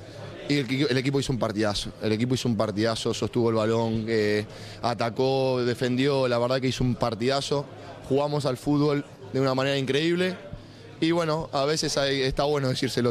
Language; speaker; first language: Spanish; native; Spanish